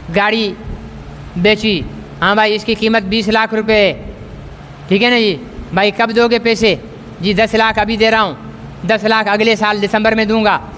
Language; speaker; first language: Urdu; non-native, local second language; Sindhi